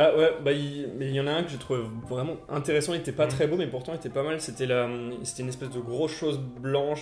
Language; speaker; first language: French; native; French